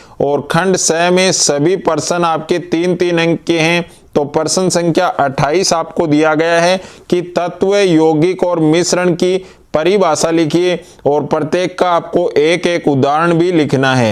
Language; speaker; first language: Hindi; native; Hindi